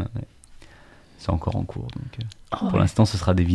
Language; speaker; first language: French; native; French